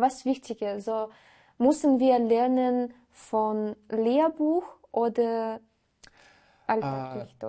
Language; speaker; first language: German; non-native, learner; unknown